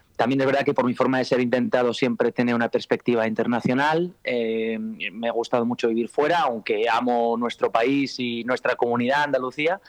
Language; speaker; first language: Spanish; native; Spanish